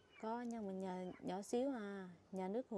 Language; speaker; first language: Vietnamese; non-native, local second language; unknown